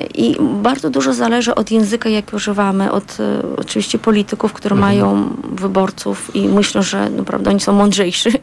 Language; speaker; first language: Polish; non-native, fluent; Azerbaijani